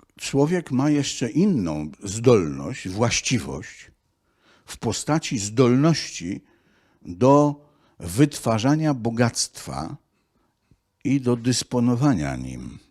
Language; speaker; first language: Polish; native; Polish